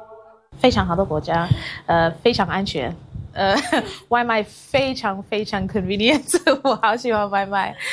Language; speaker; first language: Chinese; non-native, fluent; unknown